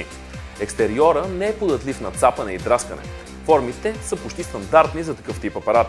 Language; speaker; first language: Bulgarian; native; Bulgarian